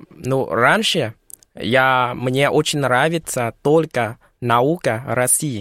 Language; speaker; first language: Russian; non-native, learner; Vietnamese